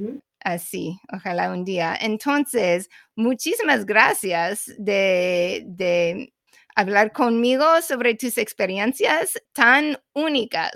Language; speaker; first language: Spanish; non-native, fluent; English